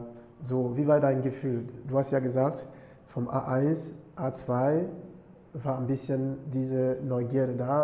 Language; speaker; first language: German; non-native, fluent; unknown